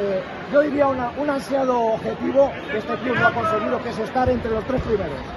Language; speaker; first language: Spanish; native; Spanish